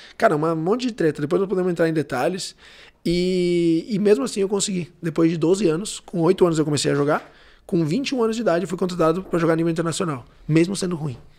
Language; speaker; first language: Portuguese; early bilingual, heritage; Portuguese